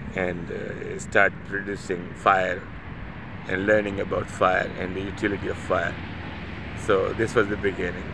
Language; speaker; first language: English; non-native, local second language; Urdu